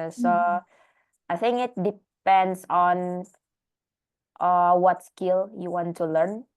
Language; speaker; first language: English; non-native, learner; Indonesian